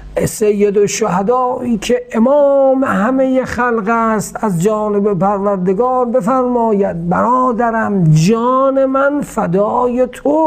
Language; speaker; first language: Persian; native; Persian